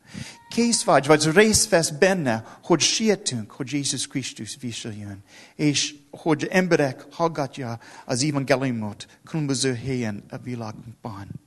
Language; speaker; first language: Hungarian; non-native, learner; English